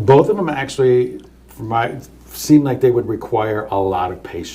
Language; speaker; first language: English; native; English